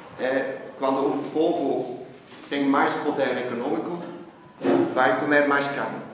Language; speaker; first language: Portuguese; non-native, fluent; Dutch